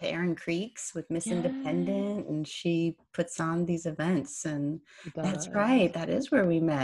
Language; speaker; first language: English; non-native, fluent; Persian